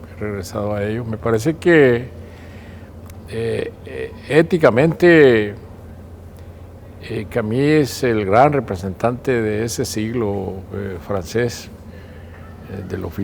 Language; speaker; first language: Spanish; native; Spanish